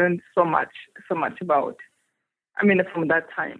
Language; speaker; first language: English; non-native, local second language; Kinyarwanda